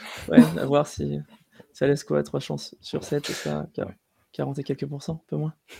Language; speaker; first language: French; native; French